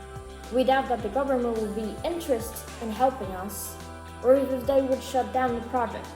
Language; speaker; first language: English; non-native, learner; Spanish